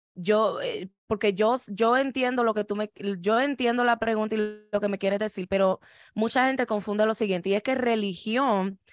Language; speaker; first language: Spanish; native; Spanish